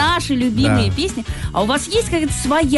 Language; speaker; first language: Russian; native; Russian